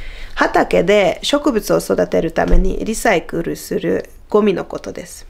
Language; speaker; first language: Japanese; non-native, fluent; Hungarian